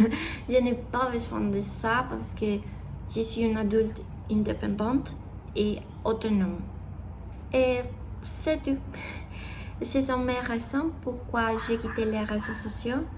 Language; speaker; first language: French; non-native, learner; Spanish